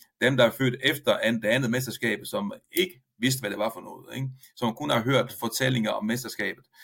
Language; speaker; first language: Danish; non-native, fluent; Italian